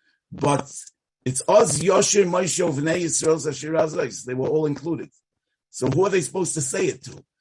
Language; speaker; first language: English; native; English